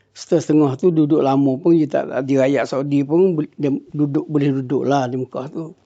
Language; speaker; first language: Malay; native; Malay